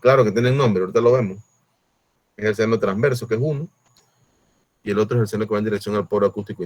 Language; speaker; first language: Spanish; native; Spanish